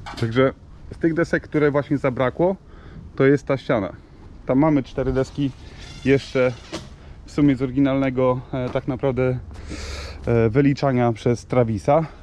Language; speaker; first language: Polish; native; Polish